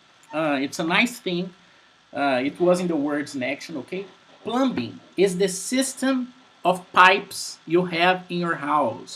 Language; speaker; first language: English; non-native, fluent; Portuguese